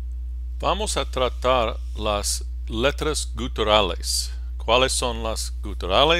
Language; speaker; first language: Spanish; non-native, fluent; English